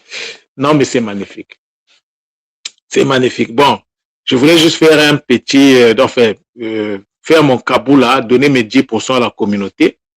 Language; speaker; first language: French; non-native, local second language; Kongo